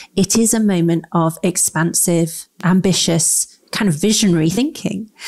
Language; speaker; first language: English; native; English